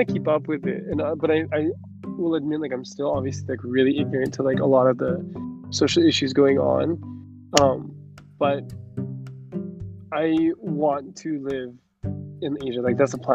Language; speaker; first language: English; native; English